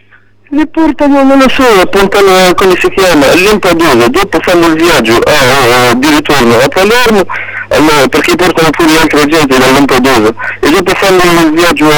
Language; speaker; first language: Italian; non-native, local second language; Arabic